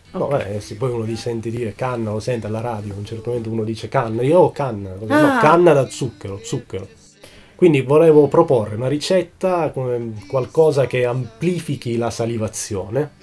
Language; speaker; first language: Italian; native; Italian